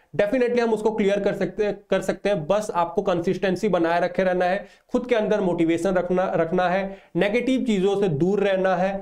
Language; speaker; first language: Hindi; non-native, local second language; Odia